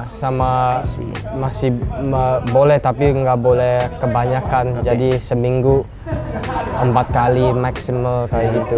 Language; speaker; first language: Indonesian; early bilingual, heritage; English